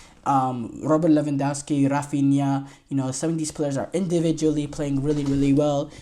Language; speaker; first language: English; native; English